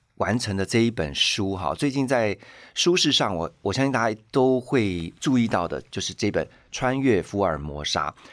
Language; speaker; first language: Chinese; native; Chinese